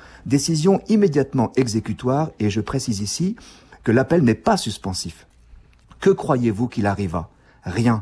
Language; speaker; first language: French; native; French